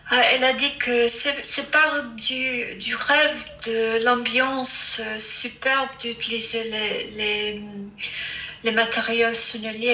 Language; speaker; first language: French; non-native, fluent; English